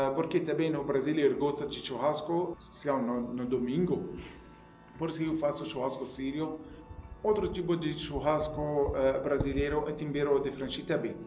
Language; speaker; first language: Portuguese; non-native, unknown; Arabic